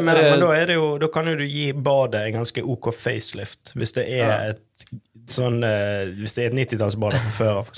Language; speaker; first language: Norwegian; native; Norwegian